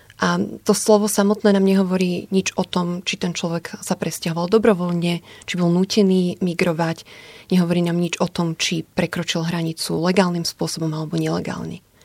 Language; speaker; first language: Slovak; native; Slovak